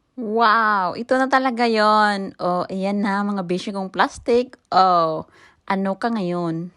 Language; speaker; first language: Filipino; non-native, local second language; Cebuano